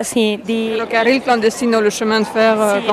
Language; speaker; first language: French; native; French